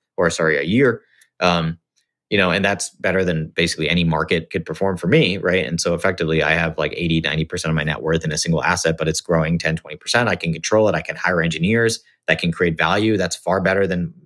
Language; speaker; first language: English; native; English